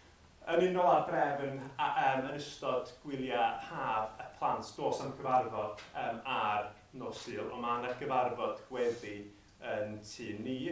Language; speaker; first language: Welsh; native; Welsh